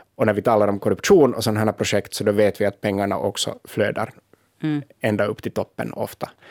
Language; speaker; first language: Swedish; native; Swedish